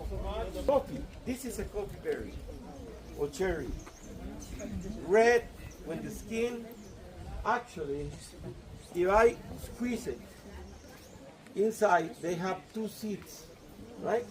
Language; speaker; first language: English; non-native, learner; Spanish